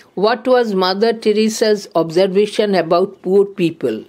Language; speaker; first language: English; non-native, local second language; Bangla